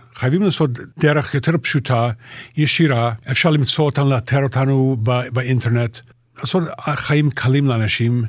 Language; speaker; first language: Hebrew; non-native, fluent; English